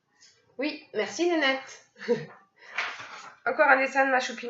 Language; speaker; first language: French; native; French